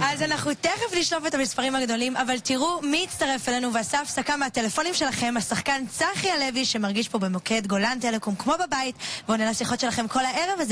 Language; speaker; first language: Hebrew; native; Hebrew